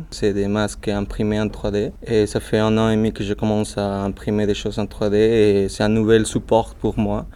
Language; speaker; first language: French; non-native, learner; Spanish